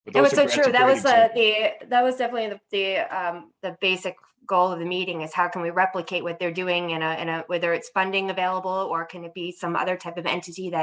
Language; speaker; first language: English; native; English